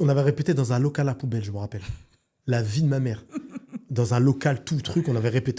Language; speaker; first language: French; native; French